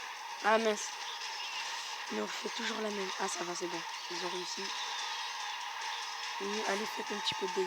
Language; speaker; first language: French; native; French